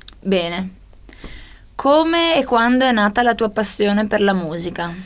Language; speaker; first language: Italian; native; Italian